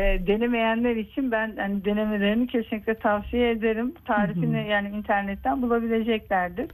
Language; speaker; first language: Turkish; native; Turkish